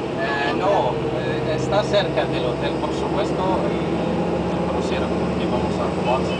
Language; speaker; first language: Spanish; non-native, fluent; Arabic